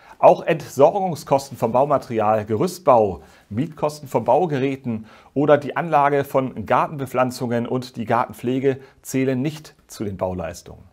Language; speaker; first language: German; native; German